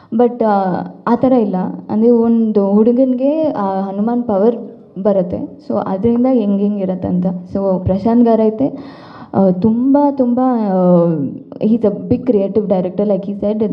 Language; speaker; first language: Kannada; non-native, local second language; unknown